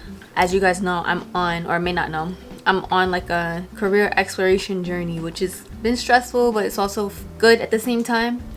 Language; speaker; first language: English; native; English